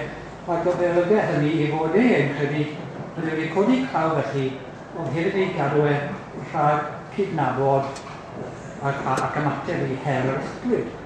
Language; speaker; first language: Welsh; native; Welsh